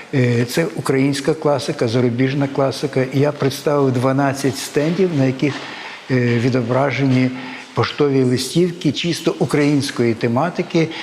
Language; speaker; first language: Ukrainian; native; Ukrainian